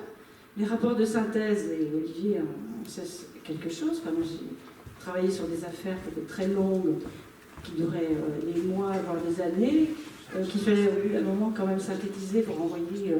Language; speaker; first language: French; native; French